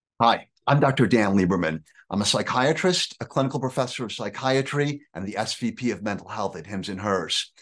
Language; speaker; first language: English; native; English